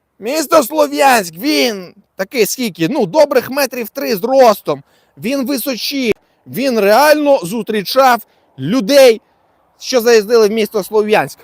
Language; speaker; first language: Ukrainian; non-native, local second language; Russian